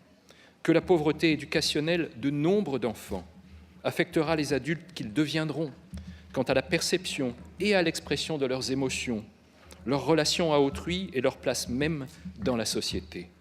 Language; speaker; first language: French; native; French